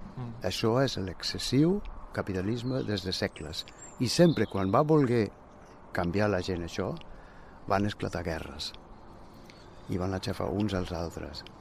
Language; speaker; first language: Catalan; non-native, fluent; German